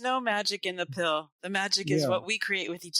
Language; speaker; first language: English; native; English